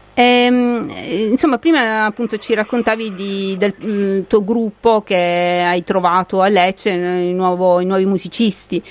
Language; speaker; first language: Italian; native; Italian